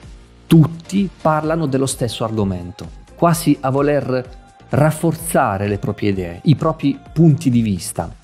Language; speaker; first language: Italian; native; Italian